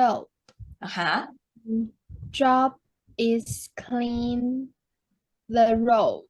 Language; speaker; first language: English; non-native, learner; Chinese